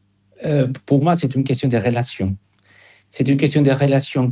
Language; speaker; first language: French; non-native, fluent; Spanish